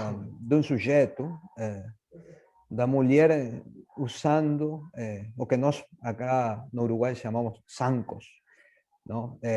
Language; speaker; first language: Portuguese; non-native, fluent; Spanish